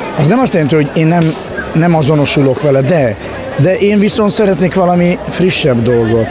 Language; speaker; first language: Hungarian; early bilingual, other home language; Greek